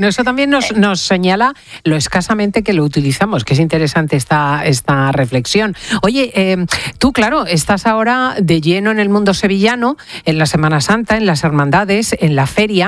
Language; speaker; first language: Spanish; native; Spanish